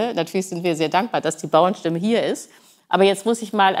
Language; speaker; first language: German; native; German